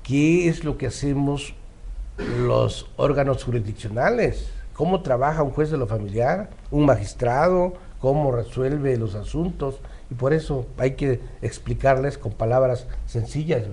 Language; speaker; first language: Spanish; native; Spanish